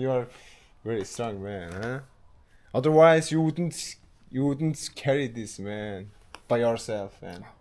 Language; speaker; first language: English; non-native, learner; Mongolian